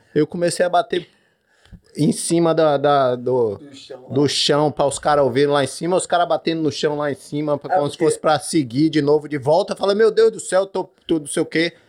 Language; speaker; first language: Portuguese; native; Portuguese